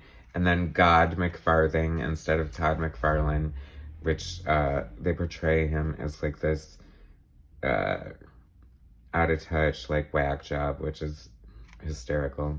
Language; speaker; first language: English; native; English